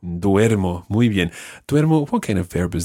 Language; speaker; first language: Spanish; non-native, fluent; English